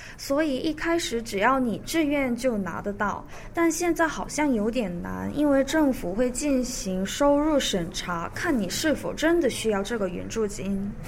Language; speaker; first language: Chinese; early bilingual, other home language; Korean